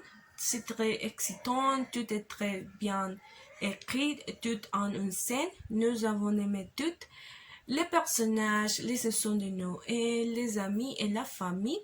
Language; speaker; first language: French; non-native, learner; Spanish